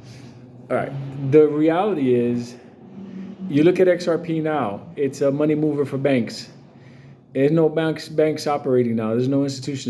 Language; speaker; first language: English; native; English